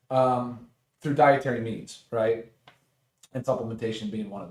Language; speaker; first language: English; native; English